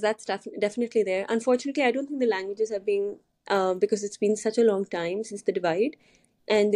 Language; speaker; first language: English; non-native, local second language; Urdu